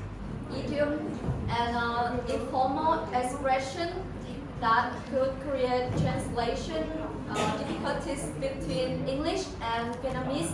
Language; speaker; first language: English; non-native, learner; Vietnamese